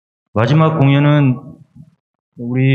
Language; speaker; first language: Korean; native; Korean